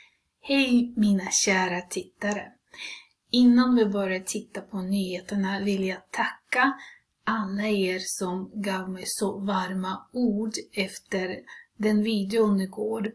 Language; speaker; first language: Swedish; non-native, fluent; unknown